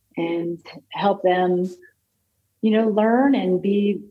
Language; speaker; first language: English; native; English